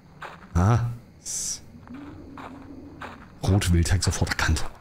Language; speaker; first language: German; native; German